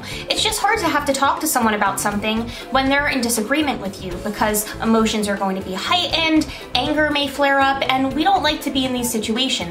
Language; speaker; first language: English; native; English